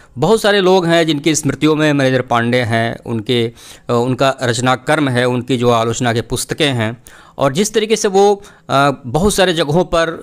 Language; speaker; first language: Hindi; native; Hindi